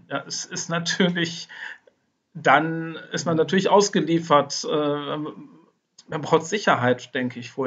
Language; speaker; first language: German; native; German